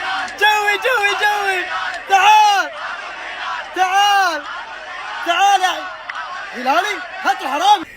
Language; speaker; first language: Arabic; native; Arabic